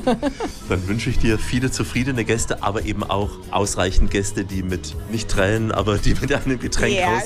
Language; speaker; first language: German; native; German